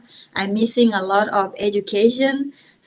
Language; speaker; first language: English; non-native, learner; Thai